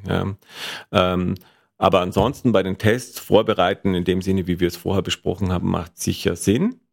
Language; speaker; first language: German; native; German